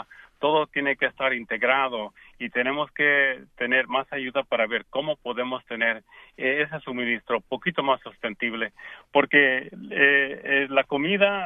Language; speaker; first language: Spanish; early bilingual, heritage; Spanish